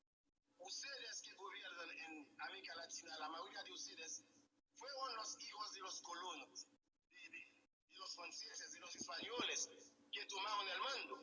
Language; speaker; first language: Spanish; non-native, fluent; Haitian Creole